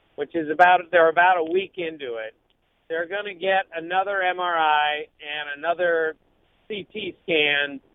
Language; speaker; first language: English; native; English